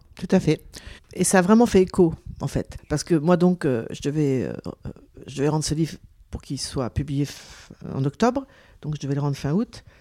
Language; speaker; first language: French; native; French